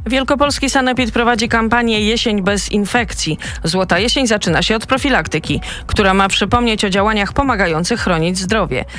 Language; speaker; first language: Polish; native; Polish